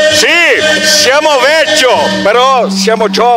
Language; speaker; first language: Italian; non-native, learner; Portuguese